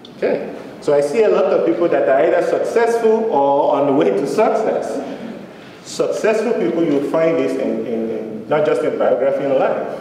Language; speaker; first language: English; non-native, local second language; Yoruba